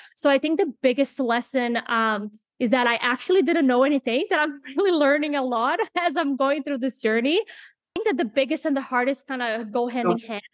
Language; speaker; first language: English; non-native, fluent; Portuguese